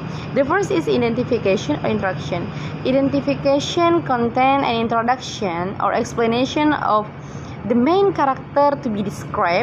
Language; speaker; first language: English; non-native, fluent; Indonesian